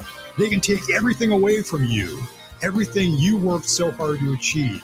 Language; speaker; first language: English; native; English